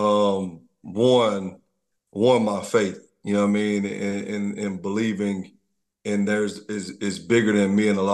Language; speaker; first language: English; native; English